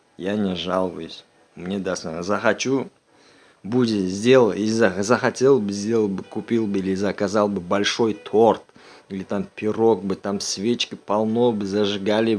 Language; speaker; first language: Russian; non-native, local second language; Uzbek